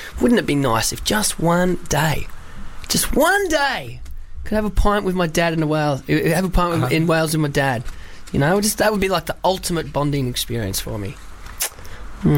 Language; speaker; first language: English; native; English